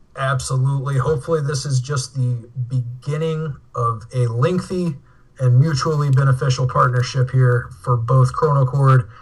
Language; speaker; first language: English; native; English